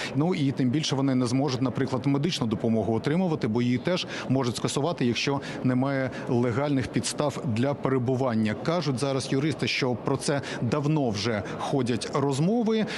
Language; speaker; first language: Ukrainian; native; Ukrainian